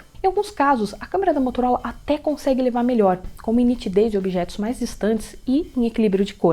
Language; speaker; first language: Portuguese; native; Portuguese